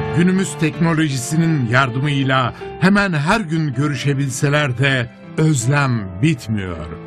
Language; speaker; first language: Turkish; native; Turkish